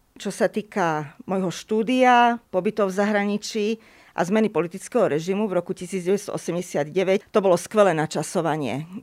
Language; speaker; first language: Slovak; native; Slovak